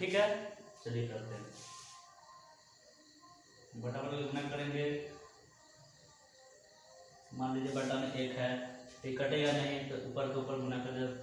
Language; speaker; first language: Hindi; native; Hindi